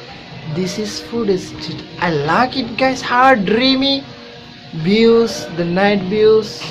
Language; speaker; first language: English; non-native, learner; Bangla